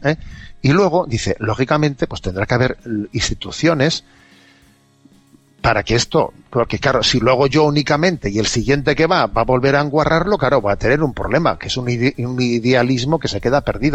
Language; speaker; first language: Spanish; native; Spanish